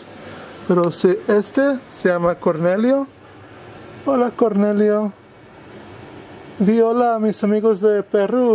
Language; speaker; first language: Spanish; non-native, fluent; English